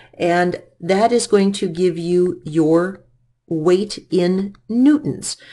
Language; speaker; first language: English; native; English